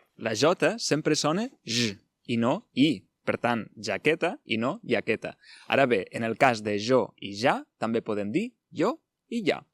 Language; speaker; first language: Catalan; native; Catalan